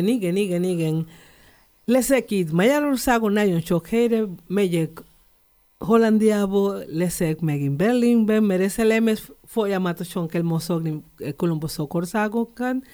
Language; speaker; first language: Hungarian; non-native, learner; Spanish